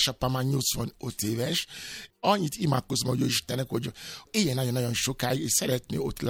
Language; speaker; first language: Hungarian; non-native, fluent; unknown